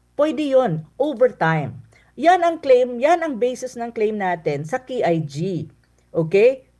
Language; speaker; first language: Filipino; non-native, local second language; Cebuano